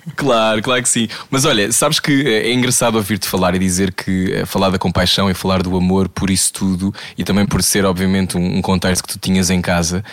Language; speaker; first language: Portuguese; native; Portuguese